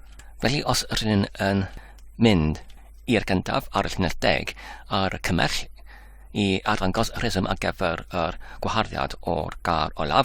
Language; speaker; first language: Welsh; non-native, learner; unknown